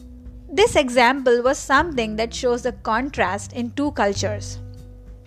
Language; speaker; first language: English; non-native, local second language; Marathi